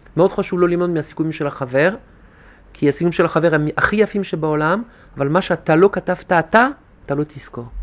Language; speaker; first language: Hebrew; non-native, fluent; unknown